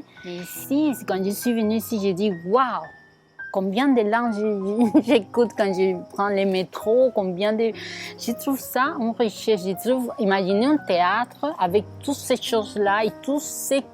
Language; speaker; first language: French; non-native, fluent; Spanish